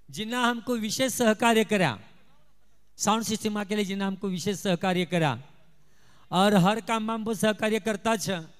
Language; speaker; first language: Hindi; non-native, local second language; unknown